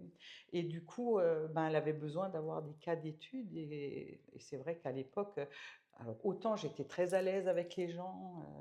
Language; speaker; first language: French; native; French